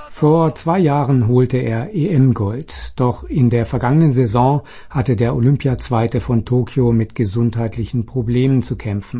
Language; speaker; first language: German; native; German